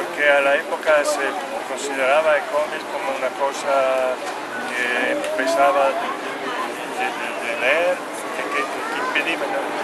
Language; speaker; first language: Spanish; non-native, learner; Italian